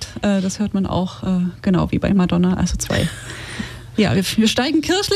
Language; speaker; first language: German; native; German